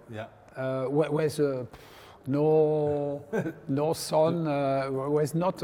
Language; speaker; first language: English; non-native, learner; French